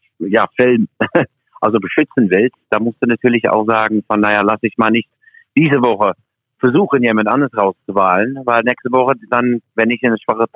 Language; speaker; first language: German; non-native, fluent; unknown